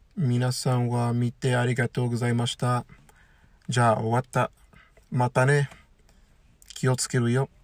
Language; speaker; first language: Japanese; non-native, learner; English